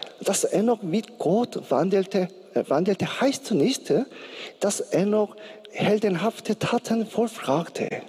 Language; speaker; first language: German; non-native, learner; Korean